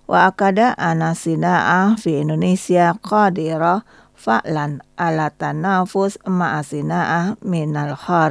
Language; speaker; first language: Arabic; non-native, fluent; Indonesian